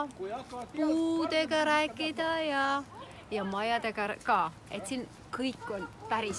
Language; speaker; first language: Estonian; non-native, local second language; Russian